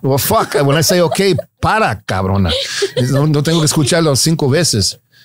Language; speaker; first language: Spanish; non-native, fluent; English